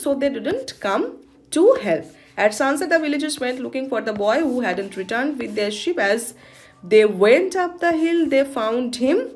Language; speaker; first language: English; non-native, local second language; Bangla